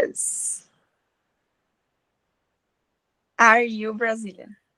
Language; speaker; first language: English; non-native, learner; Portuguese